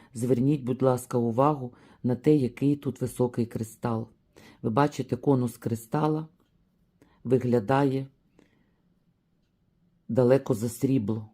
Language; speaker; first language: Ukrainian; native; Ukrainian